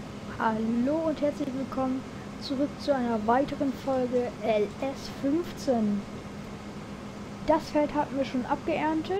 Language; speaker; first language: German; native; German